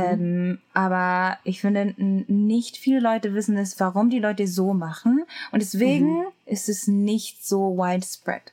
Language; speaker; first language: German; non-native, learner; Japanese